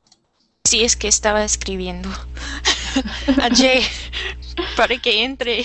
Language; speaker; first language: Spanish; non-native, learner; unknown